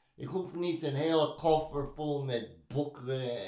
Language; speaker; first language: Dutch; non-native, learner; English